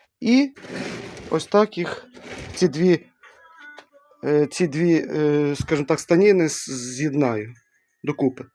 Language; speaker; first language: Ukrainian; native; Ukrainian